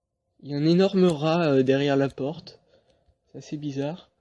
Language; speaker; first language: French; native; French